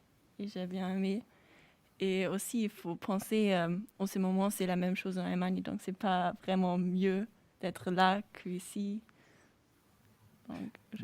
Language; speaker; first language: French; non-native, fluent; German